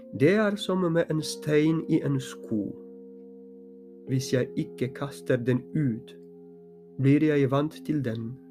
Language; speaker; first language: Norwegian; non-native, fluent; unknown